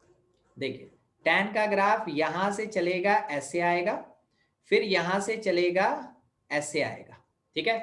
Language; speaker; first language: Hindi; native; Hindi